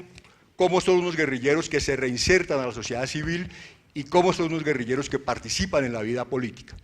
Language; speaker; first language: Spanish; native; Spanish